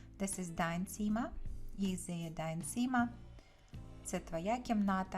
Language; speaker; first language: German; non-native, fluent; Ukrainian